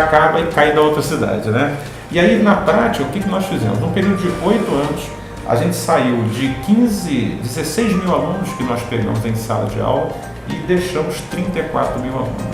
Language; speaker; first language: Portuguese; native; Portuguese